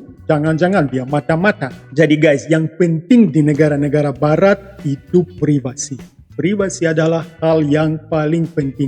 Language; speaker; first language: Indonesian; non-native, fluent; Russian